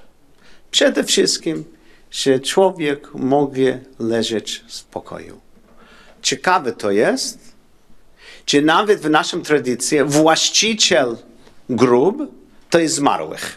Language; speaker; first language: Polish; non-native, learner; English